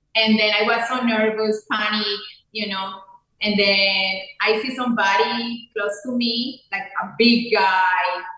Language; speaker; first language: English; non-native, fluent; Spanish